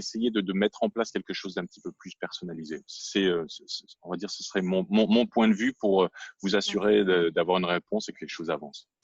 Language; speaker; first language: French; native; French